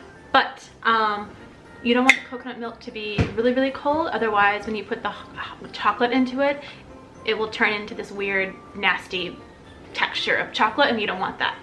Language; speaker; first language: English; native; English